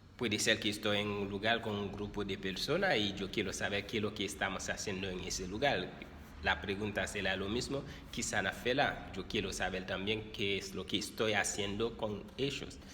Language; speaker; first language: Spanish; non-native, fluent; Haitian Creole